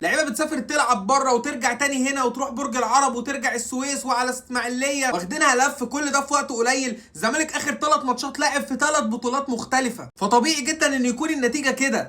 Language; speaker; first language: Arabic; native; Arabic